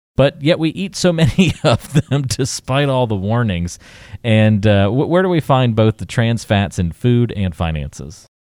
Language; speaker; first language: English; native; English